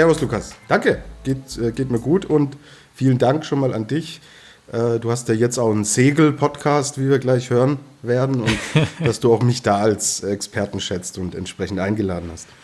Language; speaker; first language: German; native; German